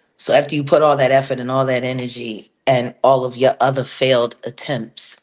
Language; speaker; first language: English; native; English